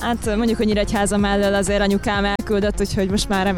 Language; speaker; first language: Hungarian; native; Hungarian